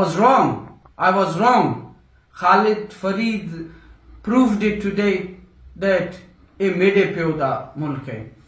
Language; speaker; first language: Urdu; non-native, local second language; Baluchi